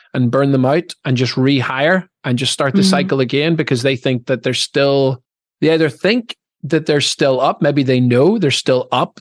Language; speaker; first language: English; native; English